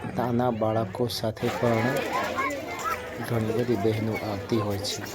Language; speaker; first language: Gujarati; non-native, local second language; Bhili